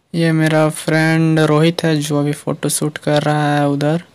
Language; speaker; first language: Hindi; native; Hindi